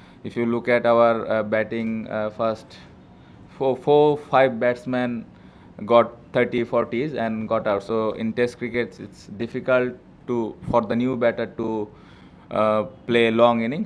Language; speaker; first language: English; non-native, local second language; Bangla